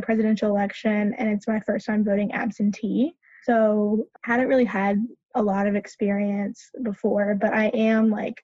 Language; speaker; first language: English; native; English